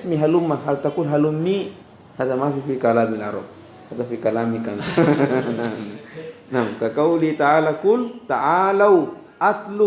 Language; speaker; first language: Arabic; non-native, fluent; Indonesian